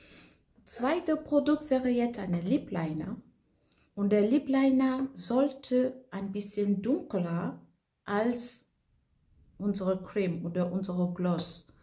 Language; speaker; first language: German; non-native, fluent; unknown